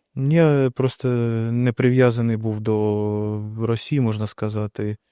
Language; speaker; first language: Ukrainian; non-native, local second language; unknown